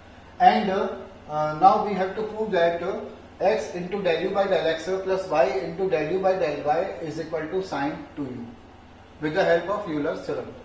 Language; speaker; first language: English; non-native, local second language; Hindi